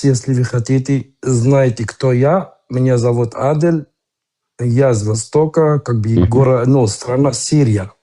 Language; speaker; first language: Russian; non-native, learner; Kurdish